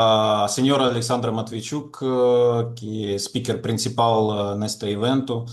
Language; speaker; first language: Portuguese; non-native, fluent; Ukrainian